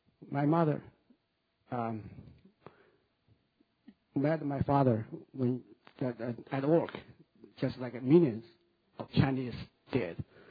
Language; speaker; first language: English; non-native, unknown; Chinese